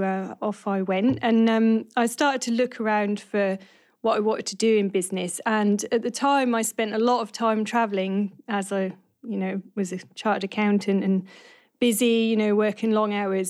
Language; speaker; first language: English; native; English